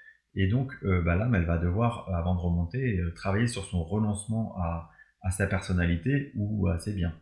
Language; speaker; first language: French; native; French